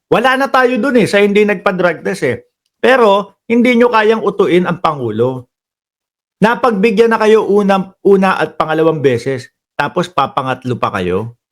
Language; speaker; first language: Filipino; native; Filipino